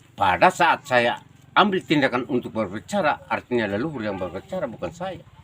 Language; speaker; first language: Indonesian; non-native, local second language; Tetum